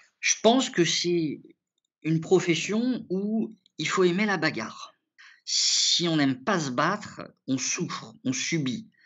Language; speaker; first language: French; early bilingual, other home language; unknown